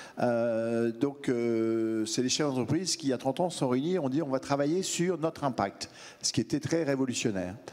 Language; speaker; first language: French; native; French